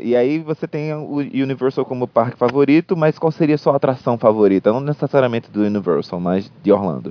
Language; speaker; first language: Portuguese; native; Portuguese